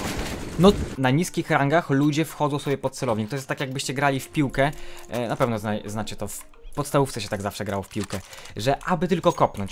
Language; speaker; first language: Polish; native; Polish